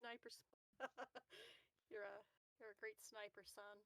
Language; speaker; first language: English; native; English